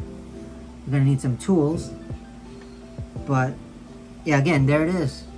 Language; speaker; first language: English; native; English